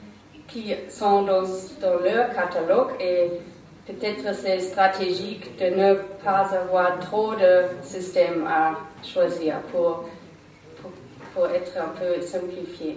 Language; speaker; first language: French; non-native, learner; German